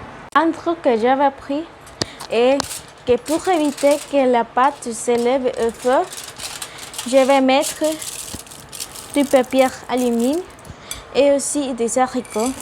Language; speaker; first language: French; non-native, learner; Spanish